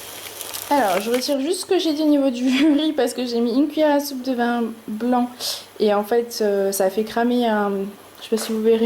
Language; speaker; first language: French; native; French